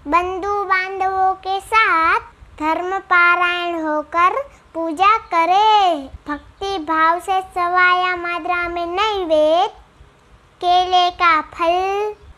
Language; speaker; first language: Hindi; non-native, local second language; Gujarati